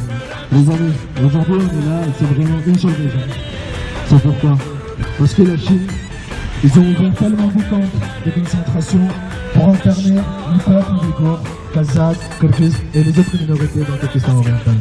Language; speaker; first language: French; non-native, learner; Uyghur